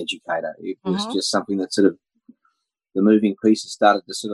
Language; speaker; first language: English; native; English